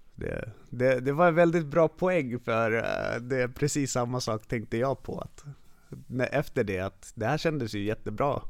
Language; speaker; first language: Swedish; early bilingual, other home language; Finnish